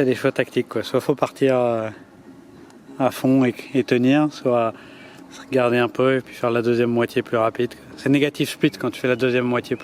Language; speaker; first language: French; native; French